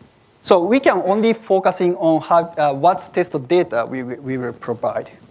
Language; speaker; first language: English; non-native, fluent; Japanese